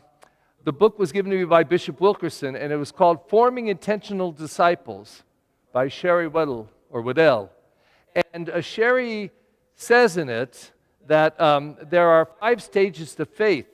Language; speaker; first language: English; native; English